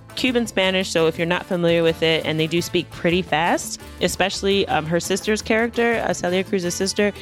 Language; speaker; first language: English; native; English